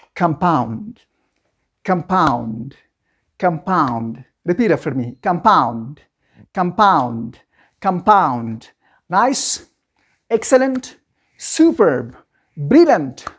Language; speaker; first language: English; non-native, fluent; Persian